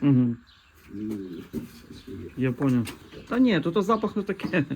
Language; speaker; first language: Polish; non-native, learner; Ukrainian